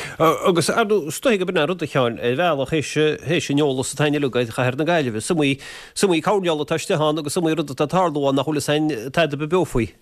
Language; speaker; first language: Irish; native; Irish